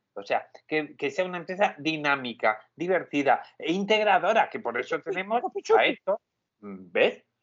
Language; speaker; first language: Spanish; native; Spanish